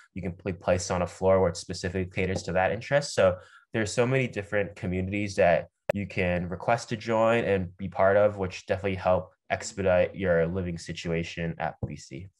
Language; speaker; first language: English; native; English